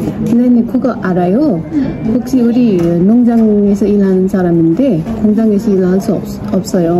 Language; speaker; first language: Korean; non-native, learner; Nepali